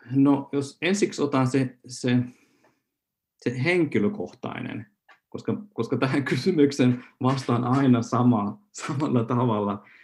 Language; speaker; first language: Finnish; non-native, local second language; Swedish